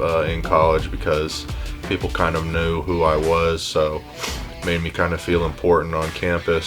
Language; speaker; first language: English; native; English